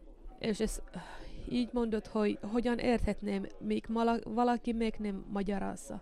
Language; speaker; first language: Hungarian; non-native, learner; Finnish